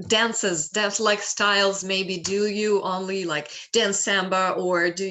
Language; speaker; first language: English; non-native, fluent; Russian